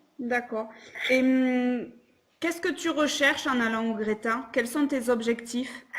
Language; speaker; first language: French; native; French